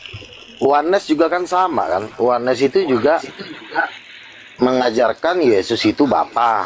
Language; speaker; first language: Malay; native; Malay